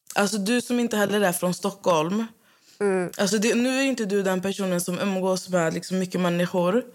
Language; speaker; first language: Swedish; native; Swedish